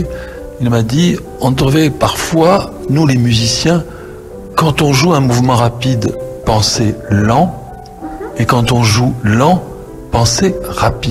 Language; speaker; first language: French; native; French